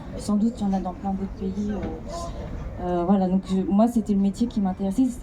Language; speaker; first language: French; native; French